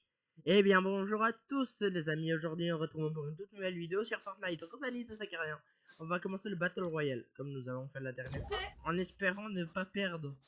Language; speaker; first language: French; native; French